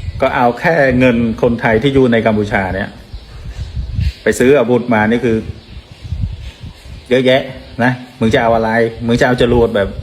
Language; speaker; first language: Thai; non-native, fluent; Khmer